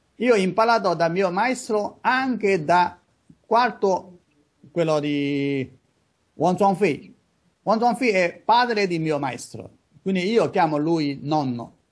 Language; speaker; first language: Italian; non-native, learner; Chinese